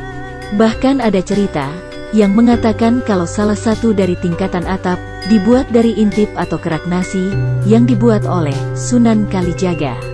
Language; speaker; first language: Indonesian; native; Indonesian